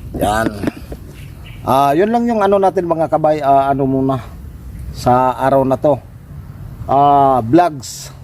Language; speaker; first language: Filipino; native; Filipino